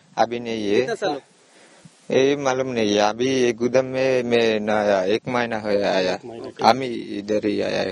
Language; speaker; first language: Hindi; non-native, learner; Bangla